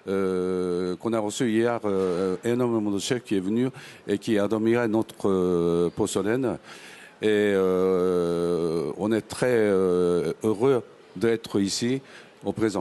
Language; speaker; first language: French; non-native, fluent; Japanese